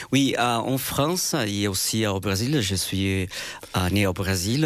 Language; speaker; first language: French; non-native, fluent; Portuguese